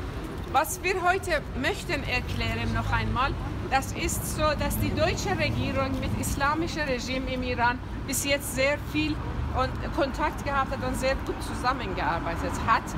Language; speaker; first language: German; non-native, fluent; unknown